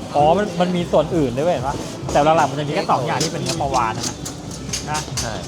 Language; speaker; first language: Thai; native; Thai